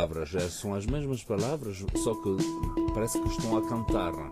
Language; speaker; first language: Portuguese; early bilingual, heritage; French